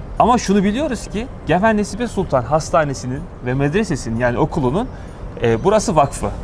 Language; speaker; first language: Turkish; native; Turkish